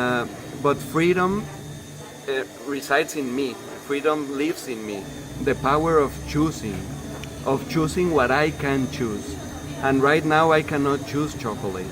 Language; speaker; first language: English; non-native, fluent; Spanish